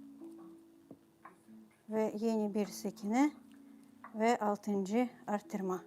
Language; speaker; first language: Turkish; non-native, fluent; Ukrainian